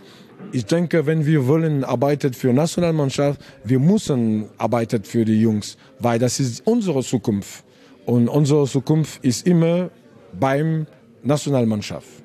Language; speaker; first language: German; non-native, learner; French